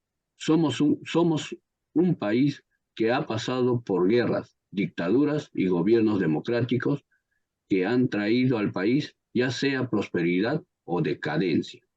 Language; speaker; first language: Spanish; native; Spanish